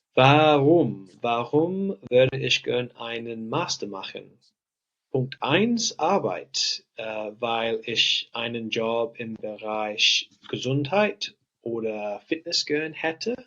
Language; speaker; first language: German; non-native, learner; English